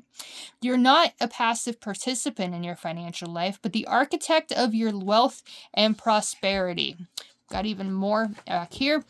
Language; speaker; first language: English; native; English